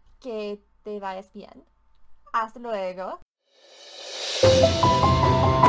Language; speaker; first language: Spanish; non-native, learner; English